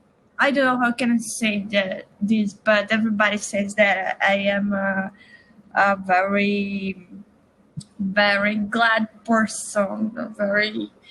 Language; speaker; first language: English; non-native, learner; Portuguese